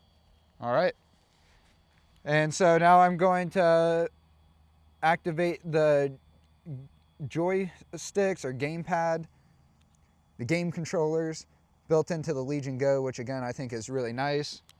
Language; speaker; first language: English; native; English